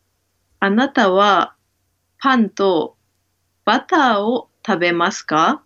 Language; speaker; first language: Japanese; non-native, learner; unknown